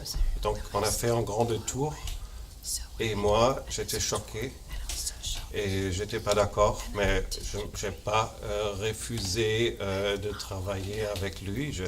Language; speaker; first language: French; non-native, fluent; German